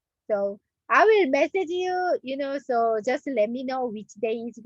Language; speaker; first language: English; non-native, learner; Korean